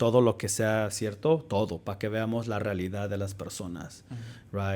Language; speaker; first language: Spanish; early bilingual, heritage; Spanish